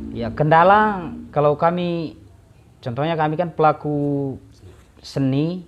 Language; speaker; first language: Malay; non-native, local second language; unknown